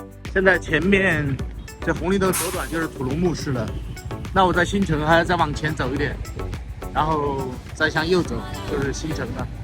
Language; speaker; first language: Chinese; native; Chinese